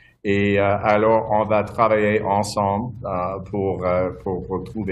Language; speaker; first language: French; non-native, local second language; English